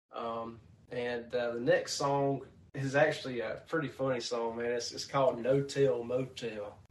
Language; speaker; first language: English; native; English